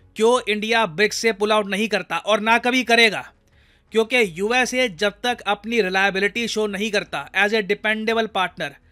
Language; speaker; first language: Hindi; native; Hindi